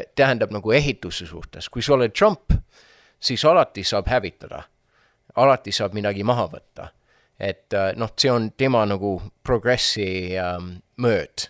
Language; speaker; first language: Estonian; non-native, fluent; English